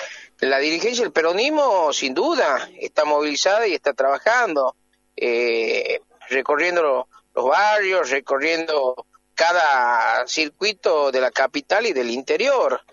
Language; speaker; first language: Spanish; native; Spanish